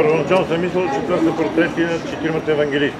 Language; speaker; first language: Russian; non-native, learner; Bulgarian